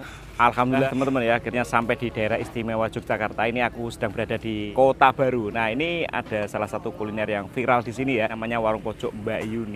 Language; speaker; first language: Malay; non-native, local second language; Javanese